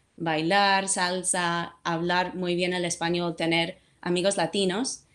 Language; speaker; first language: Spanish; non-native, fluent; English